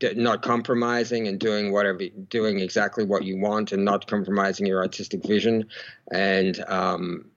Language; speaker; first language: English; native; English